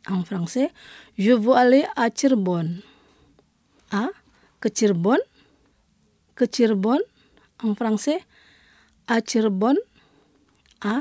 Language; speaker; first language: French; non-native, fluent; Indonesian